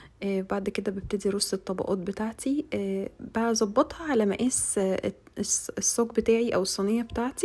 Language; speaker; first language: Arabic; native; Arabic